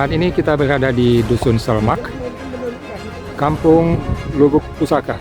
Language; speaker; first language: Indonesian; non-native, local second language; Achinese